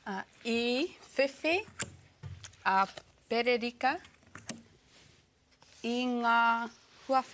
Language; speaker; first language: Māori; non-native, learner; English